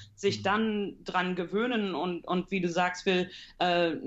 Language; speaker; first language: German; early bilingual, heritage; English